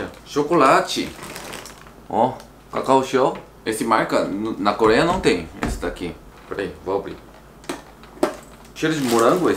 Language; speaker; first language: Portuguese; non-native, fluent; Korean